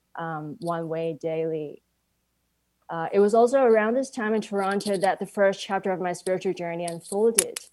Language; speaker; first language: English; non-native, local second language; Cantonese